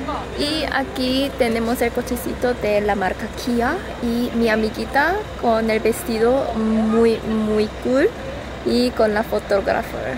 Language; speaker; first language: Spanish; non-native, fluent; Korean